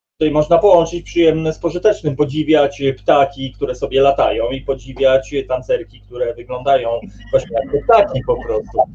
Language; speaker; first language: Polish; native; Polish